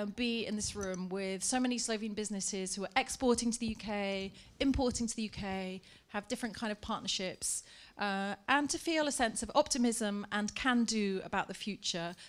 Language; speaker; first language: English; native; English